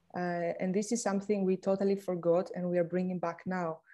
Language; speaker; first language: English; non-native, fluent; Greek